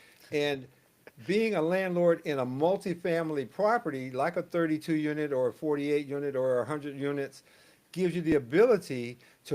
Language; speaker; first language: English; native; English